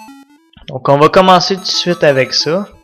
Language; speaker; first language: French; native; French